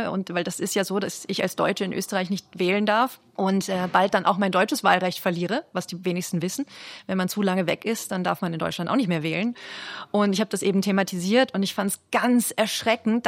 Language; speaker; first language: German; native; German